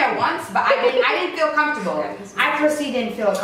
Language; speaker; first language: English; native; English